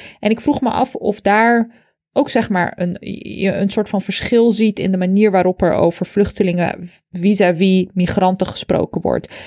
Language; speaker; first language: Dutch; early bilingual, other home language; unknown